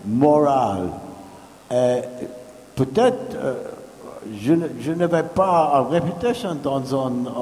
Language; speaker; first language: French; non-native, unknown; English